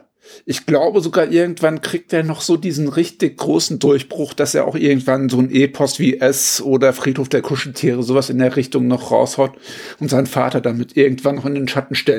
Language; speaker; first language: German; native; German